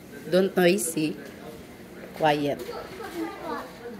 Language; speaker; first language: English; non-native, local second language; Cebuano